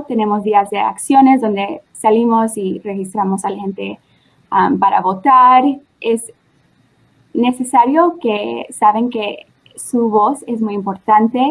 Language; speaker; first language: Spanish; early bilingual, heritage; Spanish